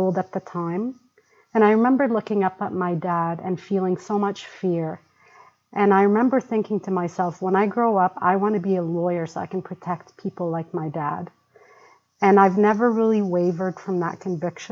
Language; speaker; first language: English; early bilingual, other home language; Arabic